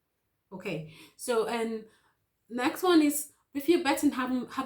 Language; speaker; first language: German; non-native, learner; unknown